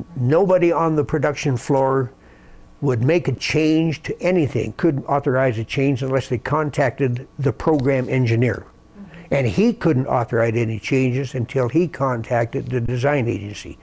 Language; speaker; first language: English; native; English